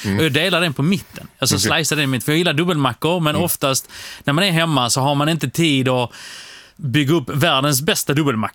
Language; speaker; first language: Swedish; early bilingual, other home language; Polish